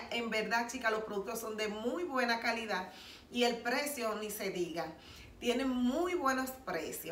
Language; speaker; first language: Spanish; native; Spanish